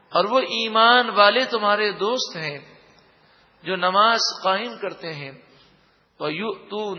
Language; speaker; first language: Urdu; native; Urdu